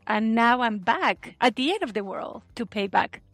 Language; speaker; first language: English; non-native, fluent; Spanish